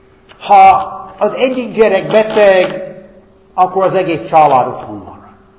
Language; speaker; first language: Hungarian; non-native, fluent; English